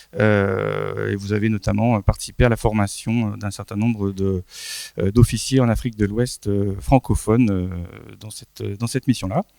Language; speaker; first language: French; native; French